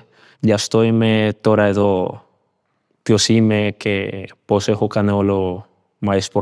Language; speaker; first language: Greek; non-native, learner; Spanish